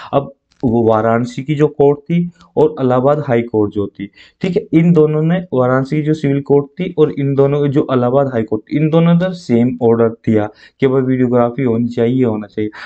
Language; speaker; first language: Hindi; native; Hindi